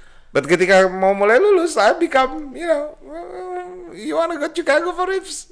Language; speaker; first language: English; non-native, fluent; Indonesian